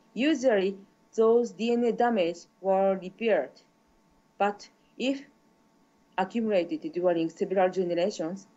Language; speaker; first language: English; non-native, learner; Japanese